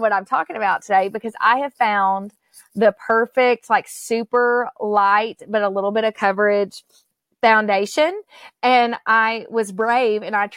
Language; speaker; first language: English; native; English